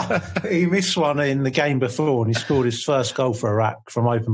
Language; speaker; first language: English; native; English